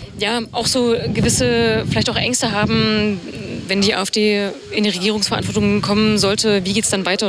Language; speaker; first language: German; native; German